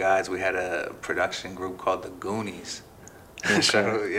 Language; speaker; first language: English; native; English